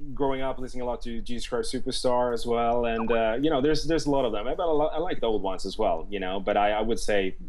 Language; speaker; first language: English; non-native, fluent; Swedish